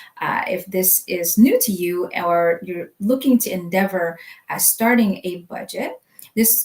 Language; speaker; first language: English; native; English